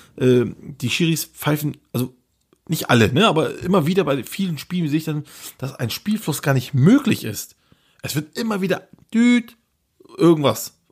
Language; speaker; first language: German; early bilingual, other home language; Turkish